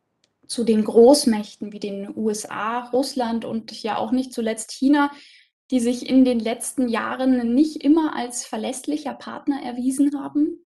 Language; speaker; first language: German; native; German